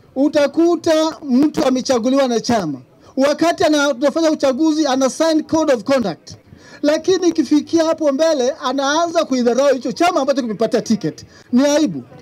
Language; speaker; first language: Swahili; non-native, local second language; Luo (Kenya and Tanzania)